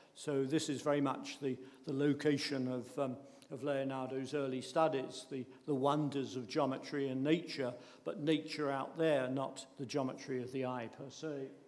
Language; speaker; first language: English; native; English